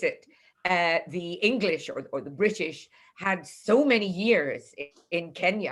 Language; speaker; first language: English; native; English